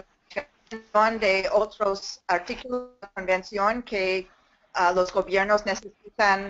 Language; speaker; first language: Spanish; non-native, fluent; English